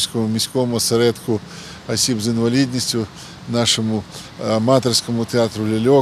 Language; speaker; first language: Ukrainian; native; Ukrainian